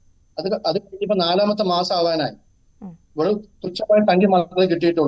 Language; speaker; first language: Malayalam; native; Malayalam